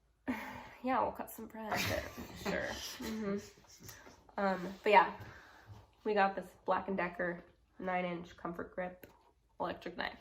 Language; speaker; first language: English; native; English